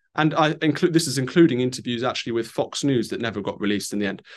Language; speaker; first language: English; native; English